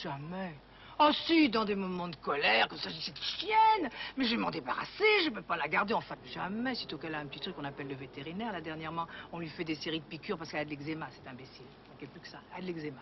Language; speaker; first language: French; native; French